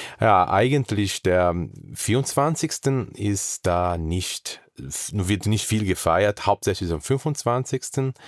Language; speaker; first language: German; non-native, fluent; Portuguese